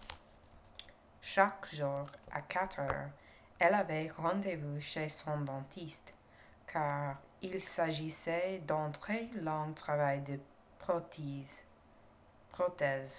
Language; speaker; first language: French; non-native, learner; English